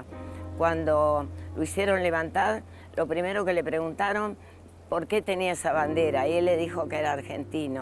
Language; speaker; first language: Spanish; native; Spanish